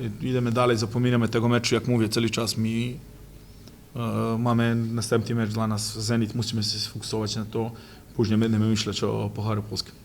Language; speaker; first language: Polish; non-native, fluent; Serbian